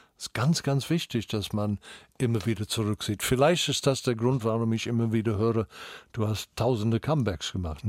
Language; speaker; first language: German; non-native, fluent; English